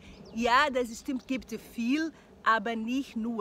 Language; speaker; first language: German; non-native, learner; Portuguese